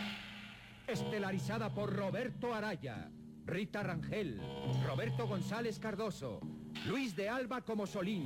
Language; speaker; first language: Spanish; native; Spanish